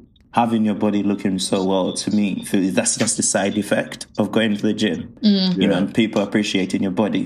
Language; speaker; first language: English; non-native, local second language; Ganda